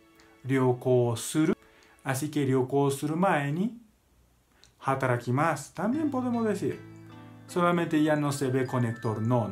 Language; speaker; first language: Spanish; non-native, learner; Japanese